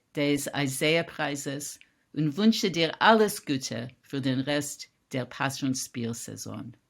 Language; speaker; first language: German; non-native, learner; English